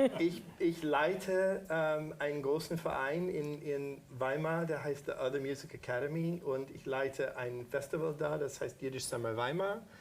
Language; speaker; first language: German; non-native, fluent; English